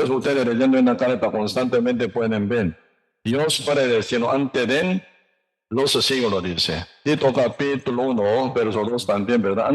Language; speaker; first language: Spanish; non-native, learner; Korean